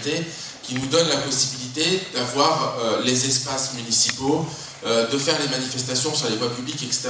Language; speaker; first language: French; native; French